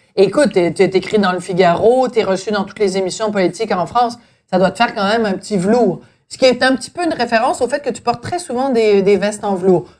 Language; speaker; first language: French; native; French